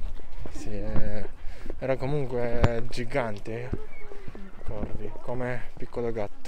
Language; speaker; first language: Italian; non-native, learner; Japanese